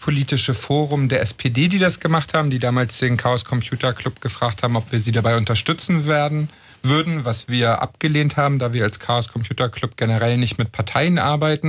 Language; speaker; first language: German; native; German